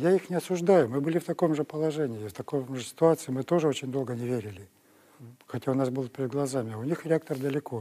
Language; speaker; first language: Russian; native; Russian